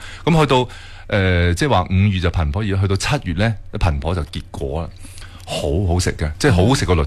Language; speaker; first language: Cantonese; native; Cantonese